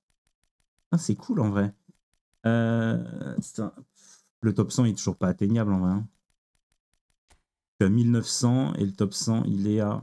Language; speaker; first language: French; native; French